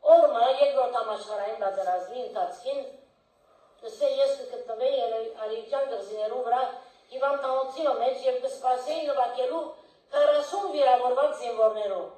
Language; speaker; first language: Armenian; early bilingual, heritage; Armenian